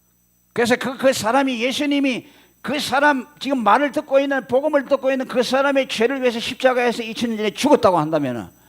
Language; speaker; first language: Korean; native; Korean